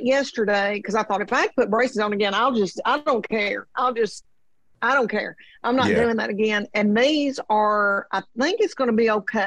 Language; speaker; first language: English; native; English